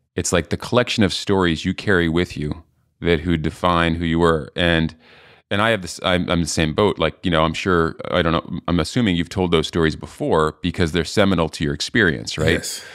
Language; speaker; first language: English; native; English